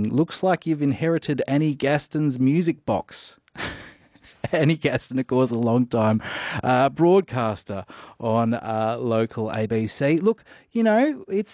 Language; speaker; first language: English; native; English